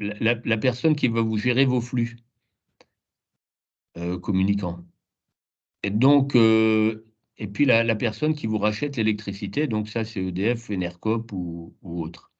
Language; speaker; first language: French; native; French